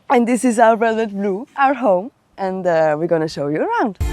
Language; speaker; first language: English; non-native, fluent; Swiss German